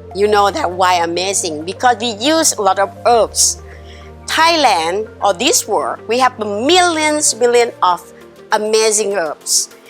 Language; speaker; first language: English; non-native, learner; Thai